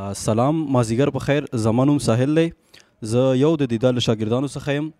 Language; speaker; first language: Pashto; native; Pashto